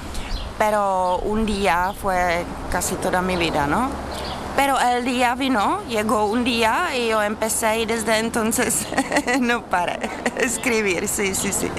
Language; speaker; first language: Spanish; non-native, fluent; Czech